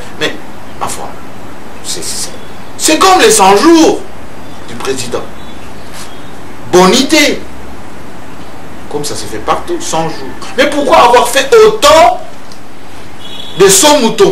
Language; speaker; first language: French; non-native, local second language; Luba-Lulua